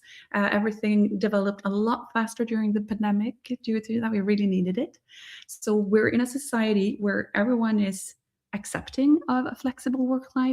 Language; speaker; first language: English; non-native, fluent; Swedish